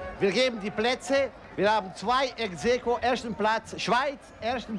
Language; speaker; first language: German; non-native, fluent; Italian